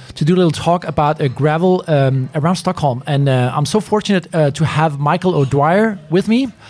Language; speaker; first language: English; non-native, fluent; Danish